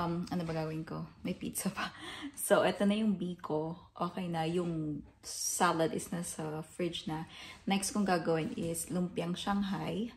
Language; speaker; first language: Filipino; native; Filipino